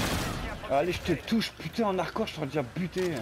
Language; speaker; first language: French; native; French